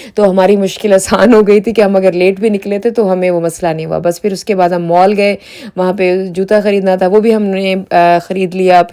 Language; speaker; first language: Urdu; native; Urdu